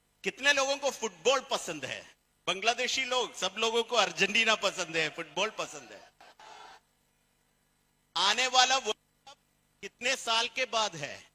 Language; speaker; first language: Hindi; non-native, fluent; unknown